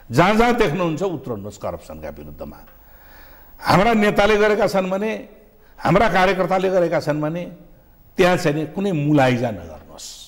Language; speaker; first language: Nepali; native; Nepali